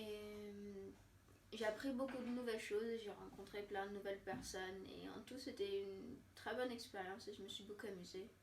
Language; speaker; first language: French; non-native, fluent; English